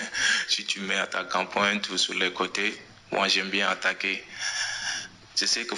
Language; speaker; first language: French; non-native, local second language; Wolof